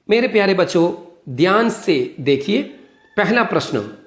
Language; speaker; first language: Hindi; non-native, local second language; Malayalam